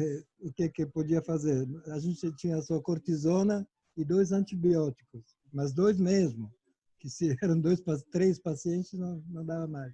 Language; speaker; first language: Portuguese; non-native, fluent; Italian